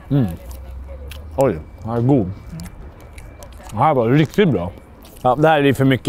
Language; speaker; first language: Swedish; native; Swedish